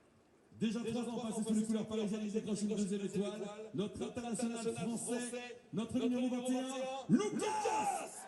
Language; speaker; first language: French; native; French